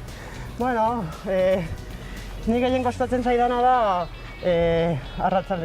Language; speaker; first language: Basque; non-native, local second language; Spanish